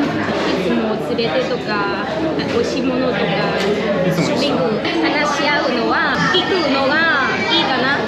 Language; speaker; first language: Japanese; non-native, learner; Vietnamese